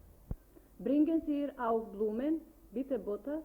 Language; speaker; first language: German; non-native, fluent; Macedonian